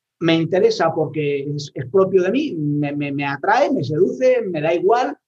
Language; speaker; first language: Spanish; native; Spanish